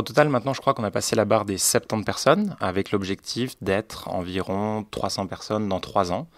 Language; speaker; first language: French; native; French